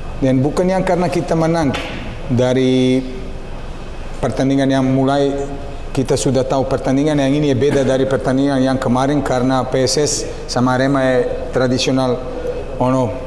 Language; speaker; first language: Indonesian; non-native, learner; Serbian